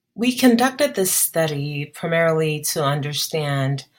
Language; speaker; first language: English; non-native, local second language; Akan